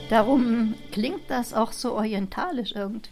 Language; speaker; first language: German; native; German